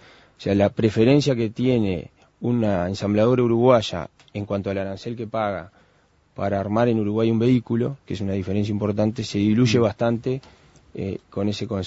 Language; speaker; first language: Spanish; native; Spanish